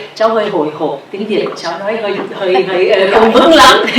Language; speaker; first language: Vietnamese; early bilingual, heritage; Vietnamese